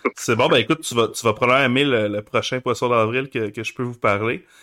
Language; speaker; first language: French; native; French